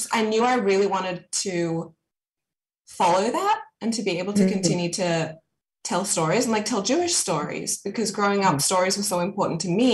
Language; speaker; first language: English; native; English